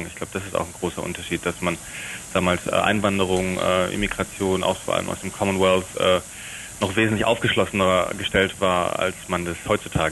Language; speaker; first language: German; native; German